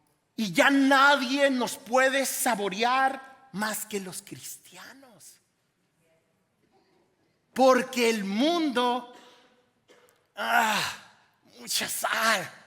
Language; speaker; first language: Spanish; native; Spanish